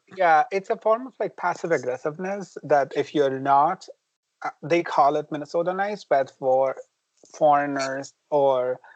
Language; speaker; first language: English; non-native, fluent; Persian